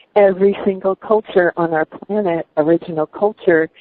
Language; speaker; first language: English; native; English